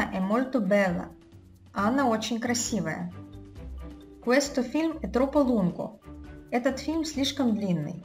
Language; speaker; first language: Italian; non-native, fluent; Russian